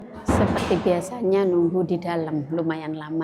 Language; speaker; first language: Indonesian; native; Indonesian